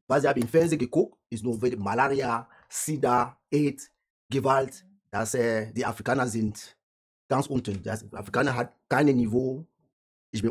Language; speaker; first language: German; non-native, learner; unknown